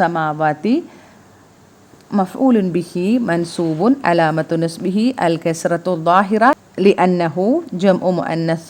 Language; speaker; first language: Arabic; non-native, fluent; Malayalam